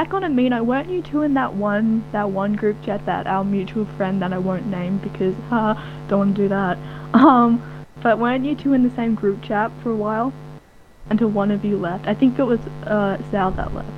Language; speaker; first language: English; native; English